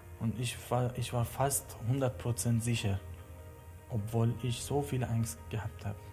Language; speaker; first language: German; non-native, learner; Persian